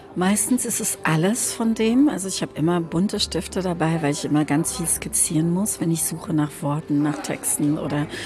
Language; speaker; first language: German; non-native, local second language; French